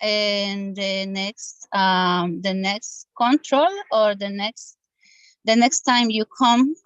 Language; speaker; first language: English; non-native, learner; Spanish